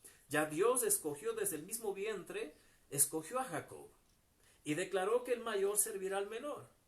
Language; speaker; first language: Spanish; native; Spanish